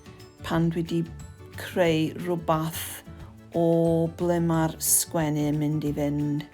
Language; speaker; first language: Welsh; non-native, local second language; English